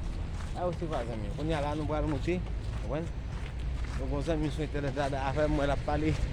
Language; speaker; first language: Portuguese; non-native, learner; Haitian Creole